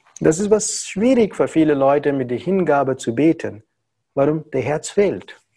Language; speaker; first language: German; non-native, learner; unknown